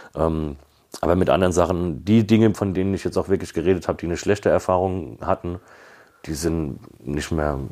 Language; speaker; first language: German; native; German